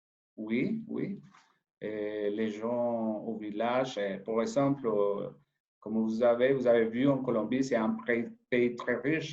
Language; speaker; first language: French; non-native, fluent; Spanish